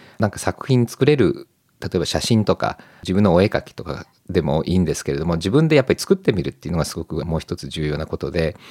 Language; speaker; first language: Japanese; native; Japanese